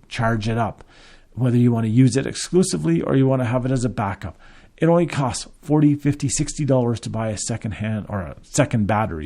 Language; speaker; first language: English; native; English